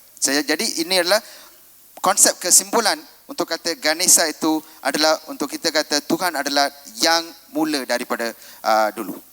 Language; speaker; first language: Malay; non-native, local second language; Tamil